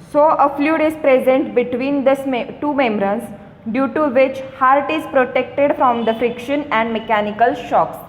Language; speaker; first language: English; non-native, local second language; Marathi